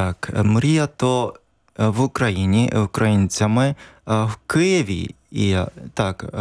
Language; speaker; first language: Ukrainian; non-native, learner; Japanese